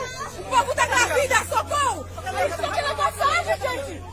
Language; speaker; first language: Portuguese; non-native, learner; Haitian Creole